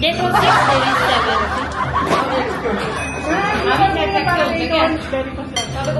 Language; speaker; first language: Filipino; non-native, learner; Nepali